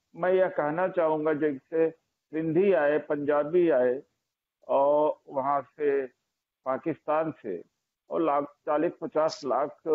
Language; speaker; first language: Hindi; native; Hindi